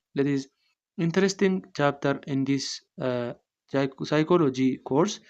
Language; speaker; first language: English; non-native, local second language; Amharic